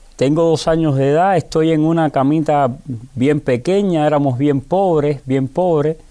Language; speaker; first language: Spanish; native; Spanish